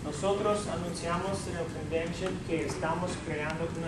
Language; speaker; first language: Spanish; early bilingual, heritage; English